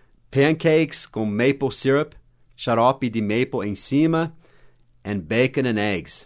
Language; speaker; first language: English; native; English